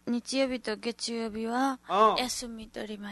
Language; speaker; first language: Japanese; non-native, learner; Nepali